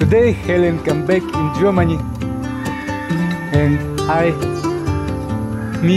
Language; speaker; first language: English; non-native, learner; Russian